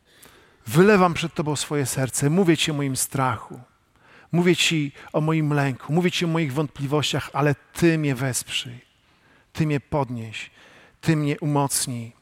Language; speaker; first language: Polish; native; Polish